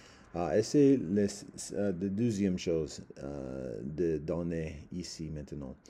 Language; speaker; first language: French; non-native, learner; English